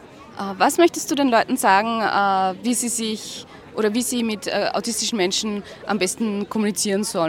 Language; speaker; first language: German; native; German